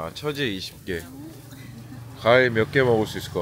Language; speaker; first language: Korean; native; Korean